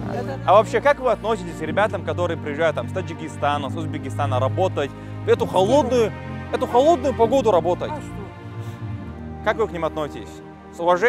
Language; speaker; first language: Russian; native; Russian